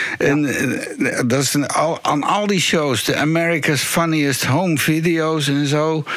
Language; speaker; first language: Dutch; native; Dutch